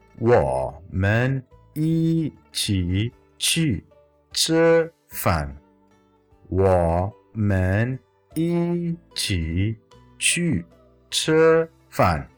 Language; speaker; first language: Chinese; non-native, fluent; Arabic